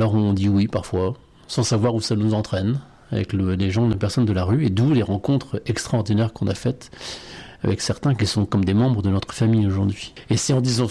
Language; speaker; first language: French; native; French